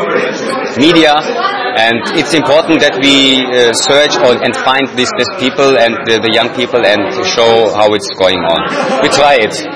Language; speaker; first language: English; non-native, learner; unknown